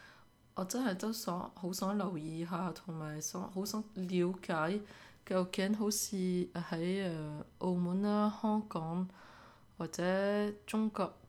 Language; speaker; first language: Cantonese; early bilingual, heritage; Cantonese